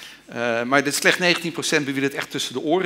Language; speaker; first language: Dutch; native; Dutch